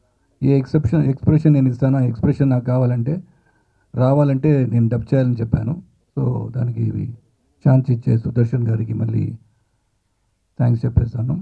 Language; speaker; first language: Telugu; non-native, fluent; Tamil